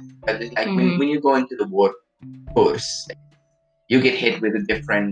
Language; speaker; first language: English; non-native, fluent; Arabic